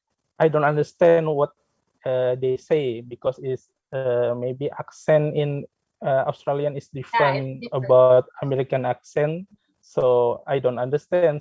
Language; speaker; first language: English; non-native, learner; Indonesian